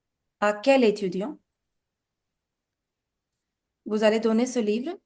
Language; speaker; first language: French; non-native, fluent; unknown